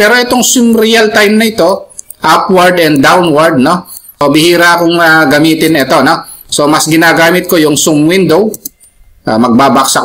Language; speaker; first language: Filipino; native; Filipino